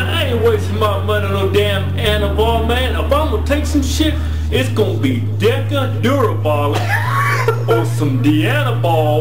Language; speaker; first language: English; native; English